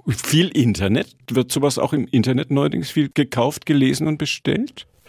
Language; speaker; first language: German; native; German